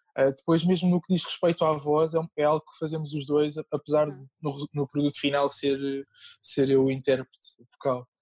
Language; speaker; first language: Portuguese; native; Portuguese